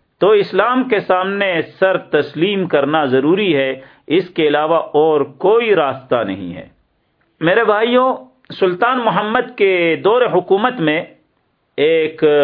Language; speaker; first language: Urdu; native; Urdu